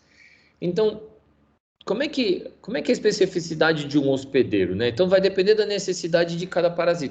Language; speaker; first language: Portuguese; native; Portuguese